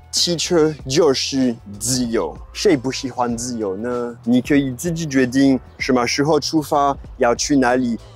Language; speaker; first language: Chinese; non-native, fluent; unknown